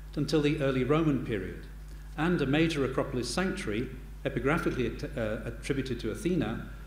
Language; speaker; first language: English; native; English